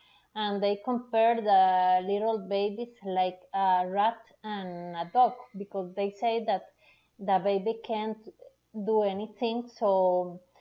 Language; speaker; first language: English; non-native, learner; Spanish